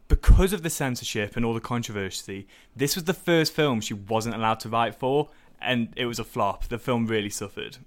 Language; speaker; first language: English; native; English